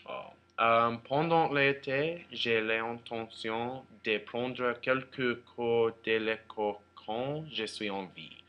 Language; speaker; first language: French; non-native, learner; English